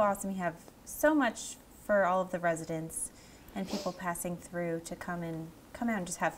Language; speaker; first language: English; native; English